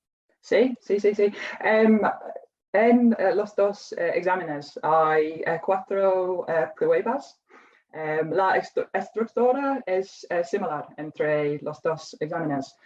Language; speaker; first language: Spanish; non-native, fluent; English